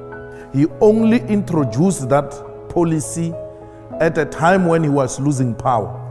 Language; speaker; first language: English; non-native, local second language; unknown